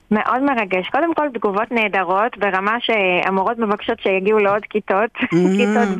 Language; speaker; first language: Hebrew; native; Hebrew